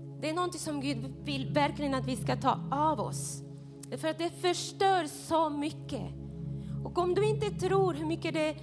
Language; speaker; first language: Swedish; non-native, fluent; Spanish